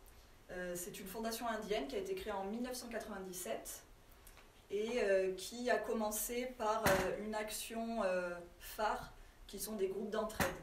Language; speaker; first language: French; native; French